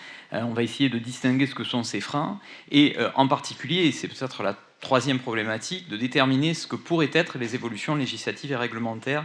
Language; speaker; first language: French; native; French